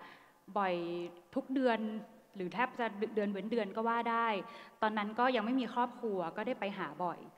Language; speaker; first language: Thai; native; Thai